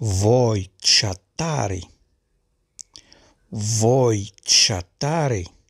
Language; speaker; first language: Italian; non-native, learner; Arabic